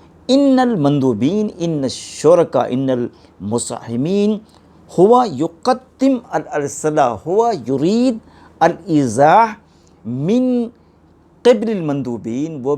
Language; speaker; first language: Arabic; non-native, fluent; Urdu